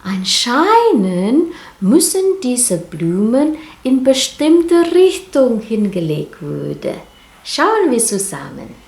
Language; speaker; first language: German; non-native, learner; Indonesian